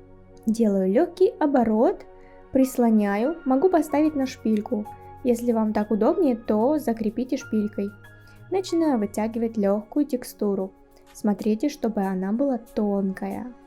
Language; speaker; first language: Russian; native; Russian